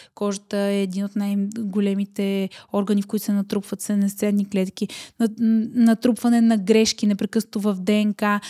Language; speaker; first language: Bulgarian; native; Bulgarian